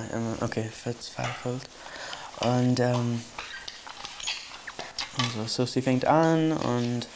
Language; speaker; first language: German; non-native, learner; English